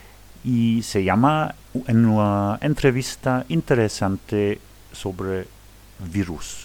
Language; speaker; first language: Spanish; non-native, learner; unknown